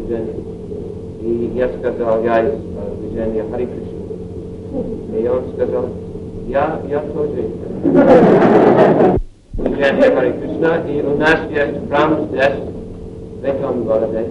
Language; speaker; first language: Russian; non-native, learner; English